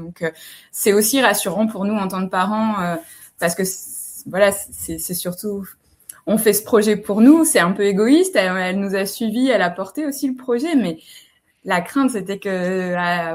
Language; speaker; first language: French; native; French